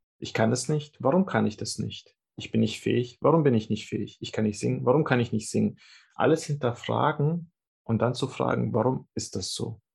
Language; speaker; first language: German; early bilingual, other home language; Russian